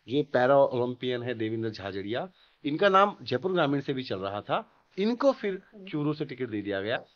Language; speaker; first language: Hindi; native; Hindi